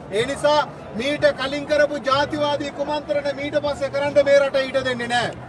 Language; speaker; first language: Sinhala; non-native, local second language; Tamil